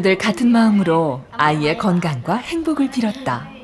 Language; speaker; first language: Korean; native; Korean